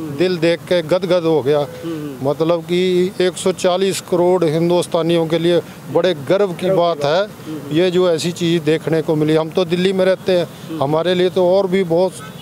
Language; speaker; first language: Hindi; native; Hindi